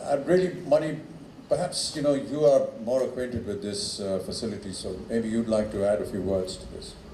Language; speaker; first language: English; non-native, local second language; Hindi